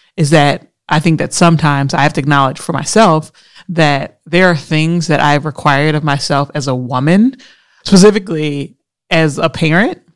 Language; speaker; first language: English; early bilingual, other home language; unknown